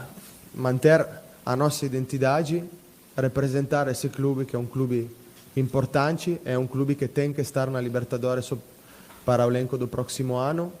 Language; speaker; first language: Portuguese; non-native, fluent; Italian